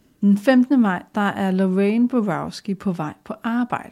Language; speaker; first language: Danish; native; Danish